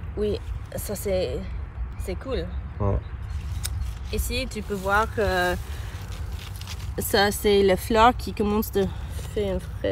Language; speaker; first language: French; non-native, learner; English